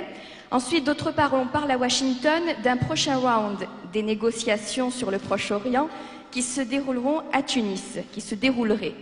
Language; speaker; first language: French; non-native, local second language; Arabic